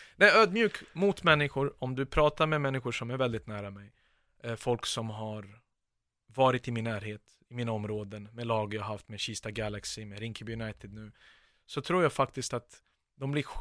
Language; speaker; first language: Swedish; early bilingual, other home language; Bosnian